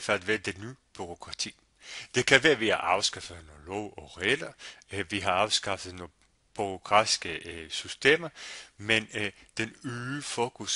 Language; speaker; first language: Danish; non-native, fluent; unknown